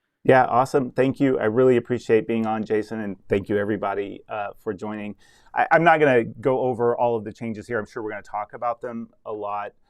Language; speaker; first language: English; native; English